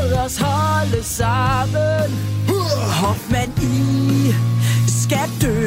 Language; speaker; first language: Danish; native; Danish